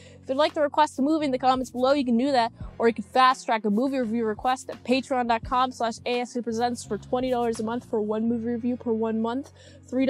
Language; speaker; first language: English; native; English